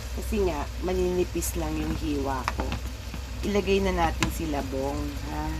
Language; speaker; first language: Filipino; native; Filipino